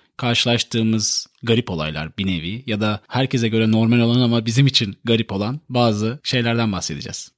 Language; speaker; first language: Turkish; native; Turkish